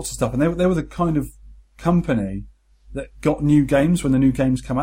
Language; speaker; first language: English; native; English